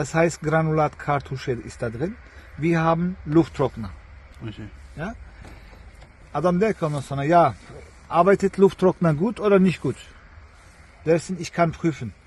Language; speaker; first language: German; non-native, fluent; Turkish